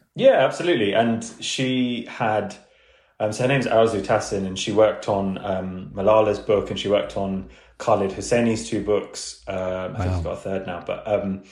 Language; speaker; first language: English; early bilingual, other home language; Urdu